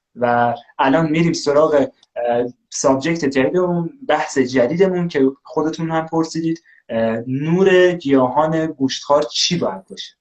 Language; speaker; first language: Persian; native; Persian